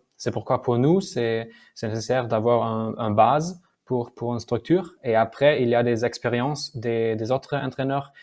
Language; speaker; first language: French; non-native, learner; German